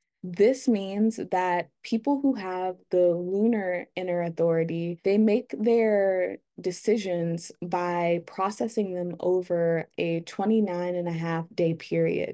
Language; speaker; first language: English; native; English